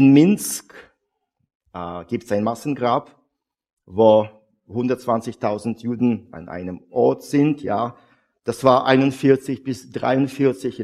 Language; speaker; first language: German; non-native, fluent; Russian